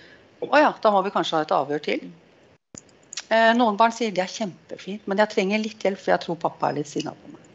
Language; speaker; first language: Norwegian; native; Norwegian